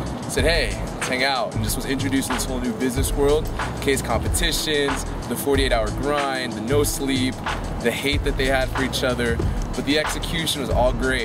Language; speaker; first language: English; native; English